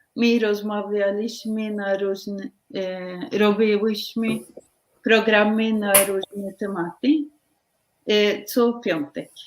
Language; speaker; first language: Polish; non-native, learner; Norwegian